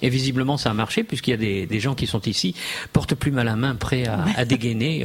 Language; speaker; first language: French; native; French